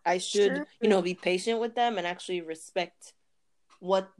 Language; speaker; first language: English; non-native, local second language; Igbo